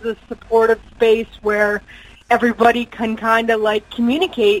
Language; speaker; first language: English; native; English